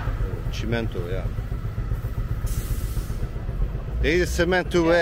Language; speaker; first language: English; non-native, learner; Turkish